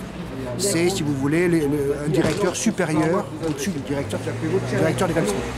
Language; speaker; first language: French; native; French